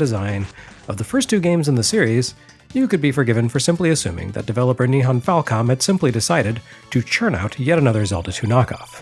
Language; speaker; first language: English; native; English